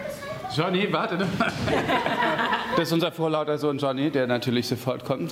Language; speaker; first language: German; native; German